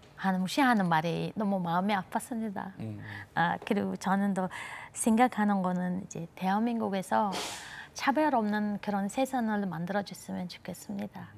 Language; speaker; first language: Korean; non-native, fluent; Mongolian